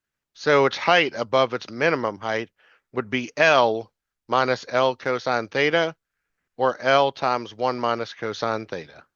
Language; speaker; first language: English; native; English